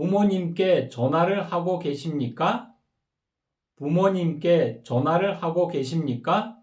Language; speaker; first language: Korean; non-native, fluent; Kyrgyz